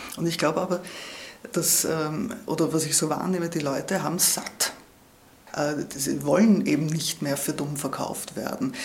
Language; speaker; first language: German; native; German